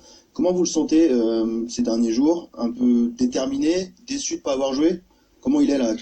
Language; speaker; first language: French; native; French